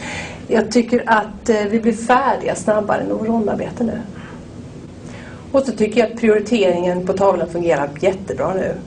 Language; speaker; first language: Swedish; native; Swedish